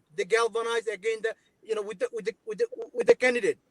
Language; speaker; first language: English; non-native, local second language; Bangla